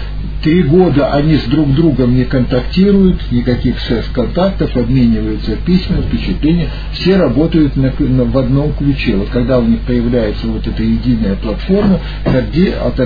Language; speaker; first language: Russian; native; Russian